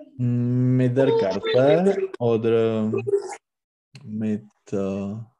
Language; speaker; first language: German; non-native, learner; Czech